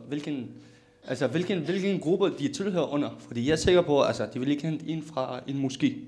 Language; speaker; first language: Danish; non-native, local second language; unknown